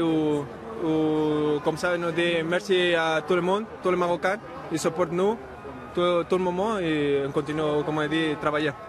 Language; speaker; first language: French; non-native, learner; Spanish